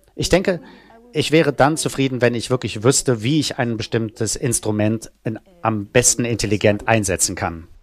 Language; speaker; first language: German; non-native, fluent; Italian